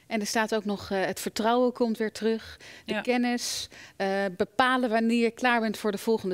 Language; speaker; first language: Dutch; native; Dutch